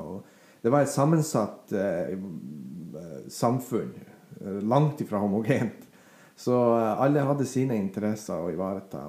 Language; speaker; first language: Norwegian; non-native, fluent; Bosnian